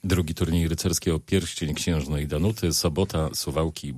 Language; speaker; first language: Polish; native; Polish